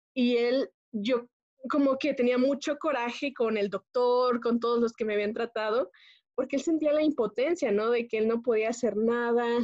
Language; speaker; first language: Spanish; native; Spanish